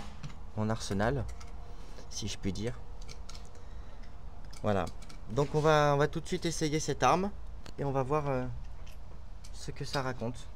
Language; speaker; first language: French; native; French